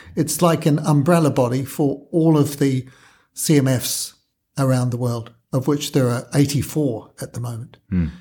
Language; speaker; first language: English; native; English